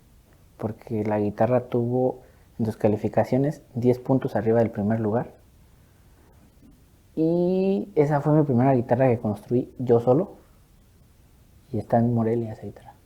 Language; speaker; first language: Spanish; native; Spanish